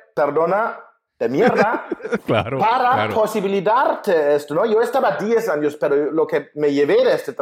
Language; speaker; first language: Spanish; non-native, fluent; German